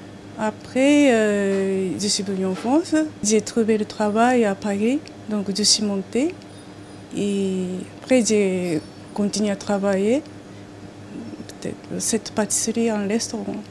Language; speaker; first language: French; non-native, learner; Japanese